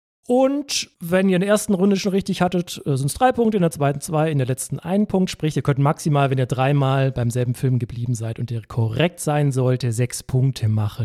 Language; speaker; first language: German; native; German